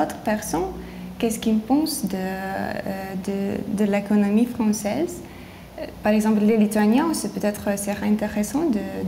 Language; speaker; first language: French; non-native, learner; Lithuanian